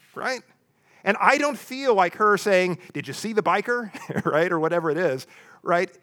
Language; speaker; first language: English; native; English